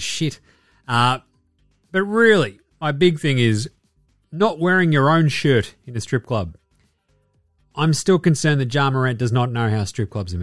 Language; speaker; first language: English; native; English